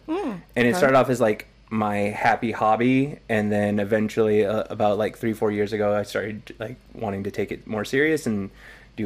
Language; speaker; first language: English; native; English